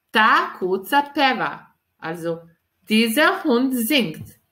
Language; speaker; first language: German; non-native, fluent; Serbian